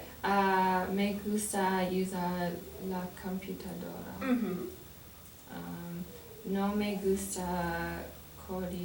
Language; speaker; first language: Spanish; non-native, learner; English